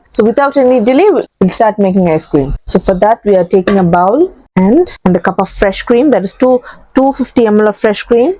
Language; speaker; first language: English; non-native, local second language; Tamil